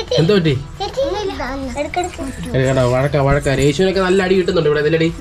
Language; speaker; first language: Malayalam; native; Malayalam